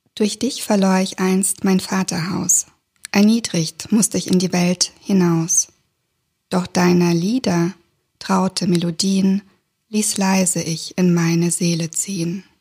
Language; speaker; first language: German; early bilingual, other home language; Russian